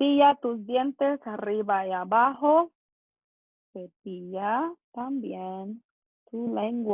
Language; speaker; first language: Spanish; non-native, fluent; English